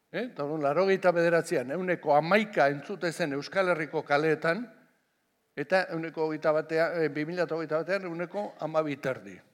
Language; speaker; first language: Basque; non-native, local second language; Spanish